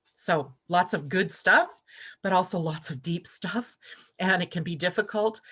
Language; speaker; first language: English; native; English